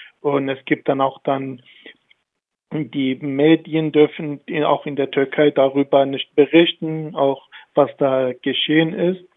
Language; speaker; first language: German; non-native, fluent; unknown